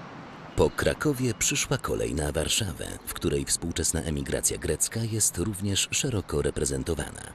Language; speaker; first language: Polish; native; Polish